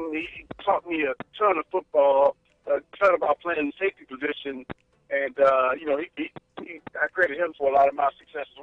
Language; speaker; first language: English; native; English